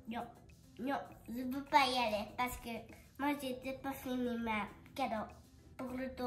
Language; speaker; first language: French; early bilingual, heritage; French